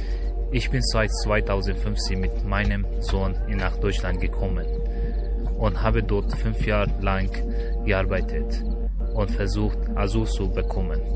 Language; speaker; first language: German; non-native, learner; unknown